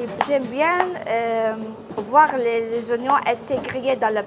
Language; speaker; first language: French; non-native, learner; Arabic